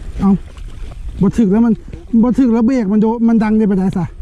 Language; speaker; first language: Thai; non-native, local second language; Northeastern Thai